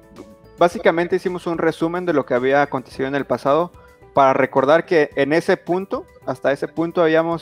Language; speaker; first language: Spanish; native; Spanish